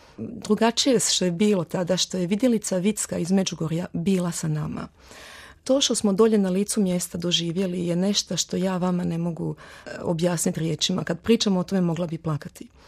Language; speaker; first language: Croatian; early bilingual, heritage; Croatian